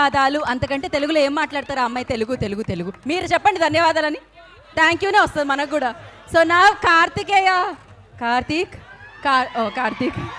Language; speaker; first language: Telugu; native; Telugu